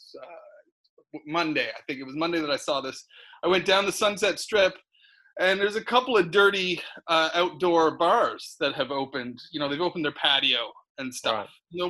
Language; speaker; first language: English; native; English